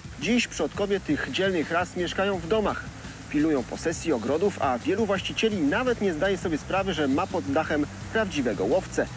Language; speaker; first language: Polish; native; Polish